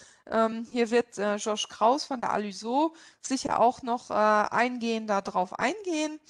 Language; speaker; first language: German; non-native, local second language; Luxembourgish